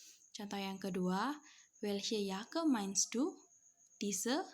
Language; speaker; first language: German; non-native, fluent; Indonesian